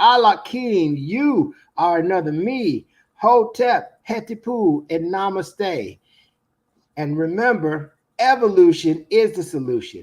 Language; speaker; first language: English; native; English